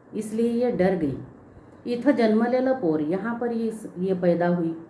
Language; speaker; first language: Hindi; non-native, local second language; Marathi